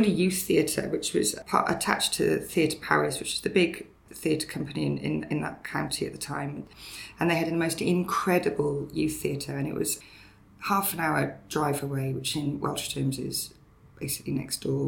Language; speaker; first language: English; native; English